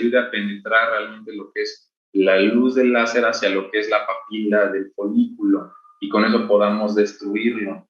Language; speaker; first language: Spanish; native; Spanish